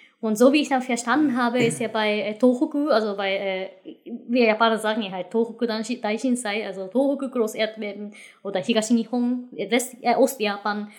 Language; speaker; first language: German; non-native, fluent; Japanese